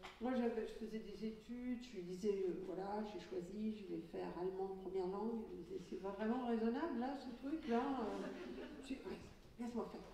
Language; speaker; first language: French; early bilingual, other home language; Catalan